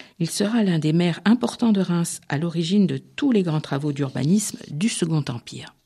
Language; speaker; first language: French; native; French